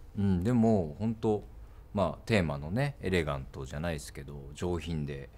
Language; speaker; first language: Japanese; native; Japanese